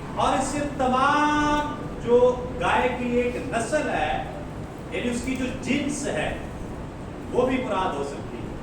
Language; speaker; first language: Urdu; non-native, local second language; Punjabi